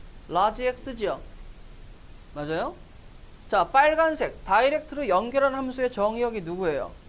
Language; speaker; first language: Korean; native; Korean